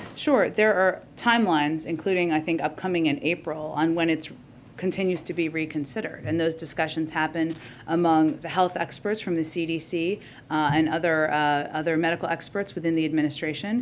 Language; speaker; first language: English; native; English